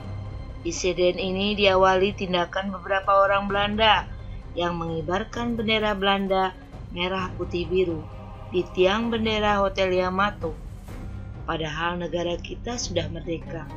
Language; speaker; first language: Indonesian; native; Indonesian